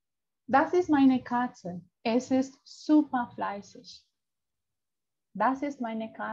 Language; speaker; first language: German; non-native, fluent; Spanish